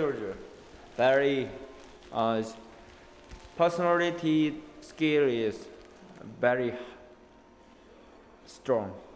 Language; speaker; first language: English; non-native, learner; Korean